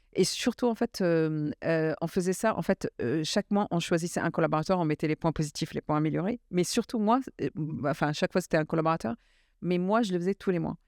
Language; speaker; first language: French; early bilingual, other home language; Arabic